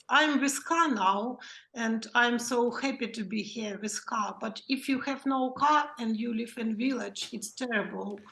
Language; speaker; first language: English; non-native, learner; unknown